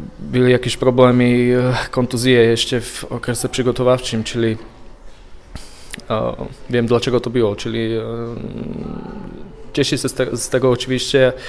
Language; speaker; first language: Polish; non-native, learner; Slovak